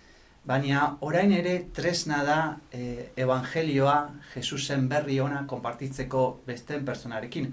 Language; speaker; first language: Basque; non-native, fluent; Spanish